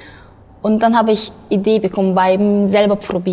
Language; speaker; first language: German; non-native, learner; Korean